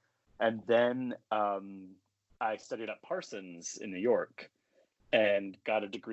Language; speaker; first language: English; native; English